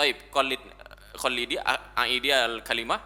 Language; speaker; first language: Arabic; non-native, fluent; Indonesian